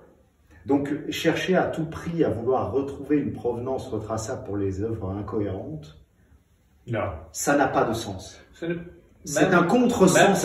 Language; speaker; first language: French; native; French